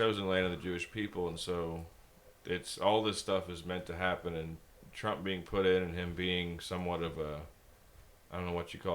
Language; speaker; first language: English; native; English